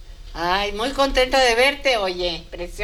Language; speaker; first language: Spanish; native; Spanish